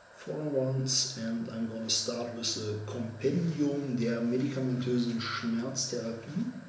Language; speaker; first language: English; non-native, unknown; German